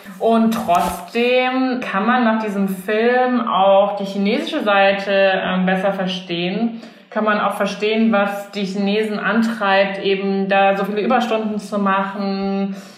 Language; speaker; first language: German; early bilingual, other home language; Chinese